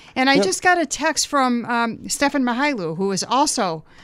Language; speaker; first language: English; early bilingual, other home language; Italian